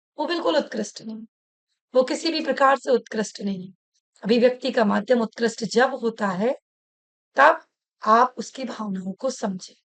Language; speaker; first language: Hindi; native; Hindi